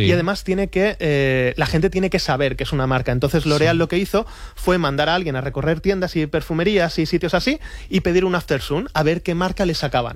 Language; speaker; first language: Spanish; native; Spanish